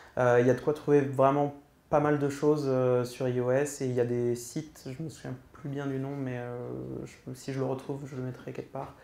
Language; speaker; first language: French; native; French